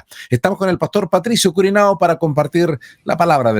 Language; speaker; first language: Spanish; native; Spanish